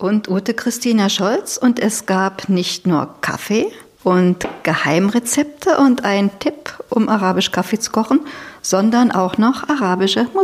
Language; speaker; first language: German; native; German